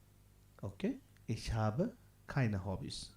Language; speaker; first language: German; non-native, fluent; Hindi